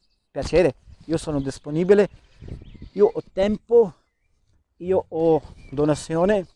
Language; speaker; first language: Italian; non-native, learner; Urdu